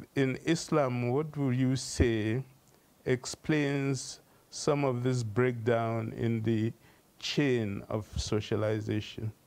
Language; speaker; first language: English; non-native, local second language; Hausa